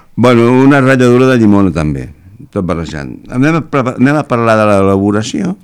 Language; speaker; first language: Catalan; native; Catalan